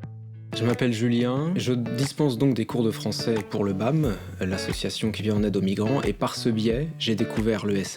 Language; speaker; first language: French; native; French